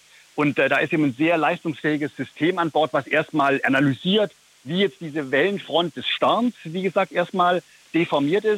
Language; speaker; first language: German; native; German